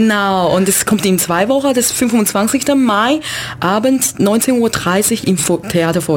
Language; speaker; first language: German; non-native, learner; Chinese